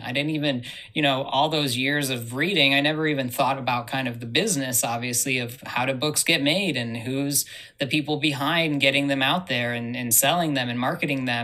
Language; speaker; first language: English; native; English